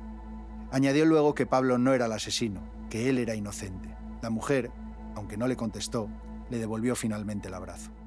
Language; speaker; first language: Spanish; native; Spanish